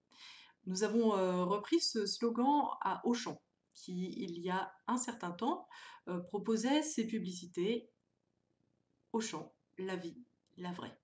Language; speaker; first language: French; native; French